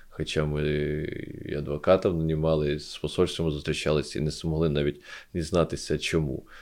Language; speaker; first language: Ukrainian; non-native, local second language; Russian